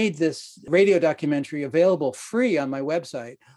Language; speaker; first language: English; native; English